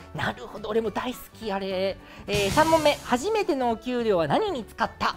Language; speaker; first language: Japanese; native; Japanese